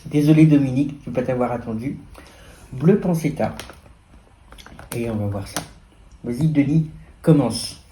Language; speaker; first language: French; native; French